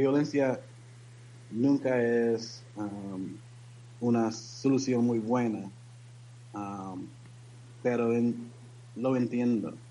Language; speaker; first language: Spanish; non-native, learner; English